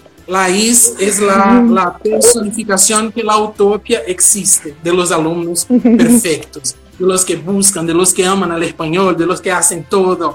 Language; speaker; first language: Spanish; non-native, fluent; Portuguese